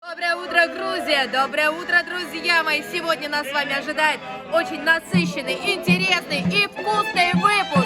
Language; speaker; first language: Russian; native; Russian